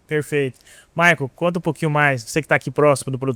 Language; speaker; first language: Portuguese; native; Portuguese